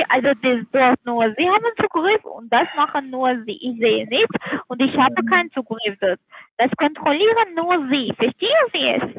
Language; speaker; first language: German; non-native, learner; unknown